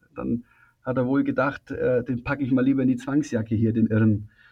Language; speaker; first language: German; native; German